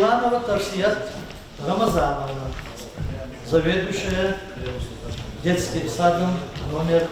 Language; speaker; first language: Russian; non-native, local second language; Lezghian